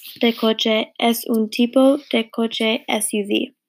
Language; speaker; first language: Spanish; non-native, learner; English